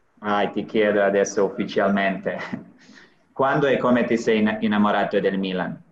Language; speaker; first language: Italian; non-native, fluent; Serbian